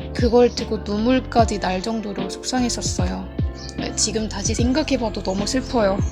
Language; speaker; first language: Korean; non-native, fluent; Burmese